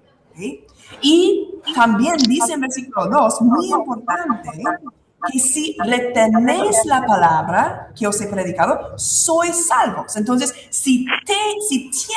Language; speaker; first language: Spanish; non-native, fluent; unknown